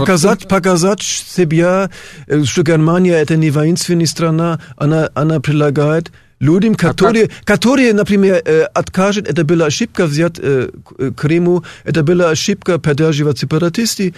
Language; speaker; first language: Russian; non-native, fluent; German